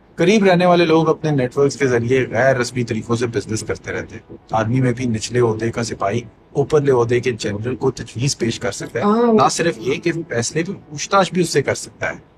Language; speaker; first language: Urdu; native; Urdu